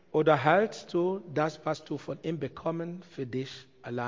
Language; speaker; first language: German; non-native, learner; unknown